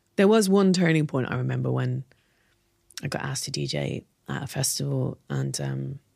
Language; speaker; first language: English; native; English